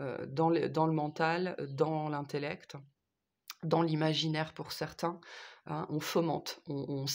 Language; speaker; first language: French; native; French